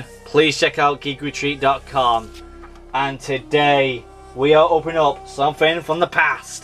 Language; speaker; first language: English; native; English